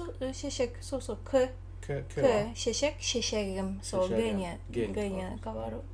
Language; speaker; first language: Japanese; non-native, learner; Tatar